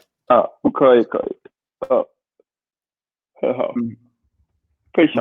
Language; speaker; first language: Chinese; non-native, learner; Swedish